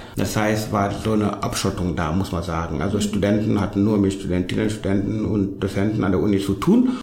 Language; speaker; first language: German; non-native, fluent; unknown